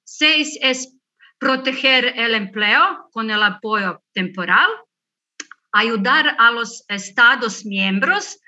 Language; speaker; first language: Spanish; non-native, learner; Croatian